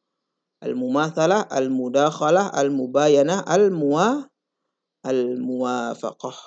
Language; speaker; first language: Arabic; non-native, fluent; Indonesian